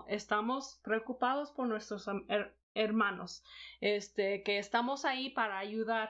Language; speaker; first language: Spanish; non-native, fluent; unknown